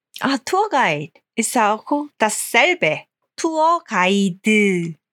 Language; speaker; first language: German; non-native, fluent; Korean